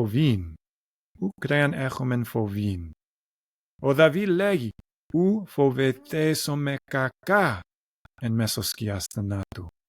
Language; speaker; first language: Greek; non-native, learner; English